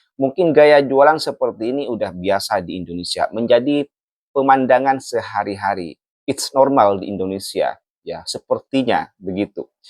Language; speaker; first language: Indonesian; native; Indonesian